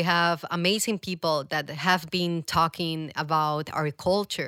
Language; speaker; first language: English; non-native, fluent; Spanish